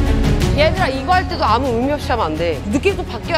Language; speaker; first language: Korean; native; Korean